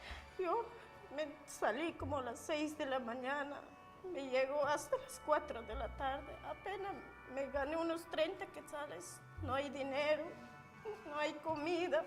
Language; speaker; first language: Spanish; non-native, local second language; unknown